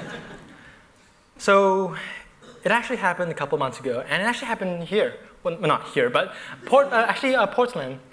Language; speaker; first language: English; native; English